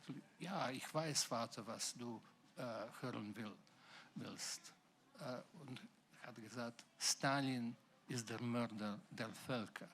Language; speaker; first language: German; non-native, fluent; Slovenian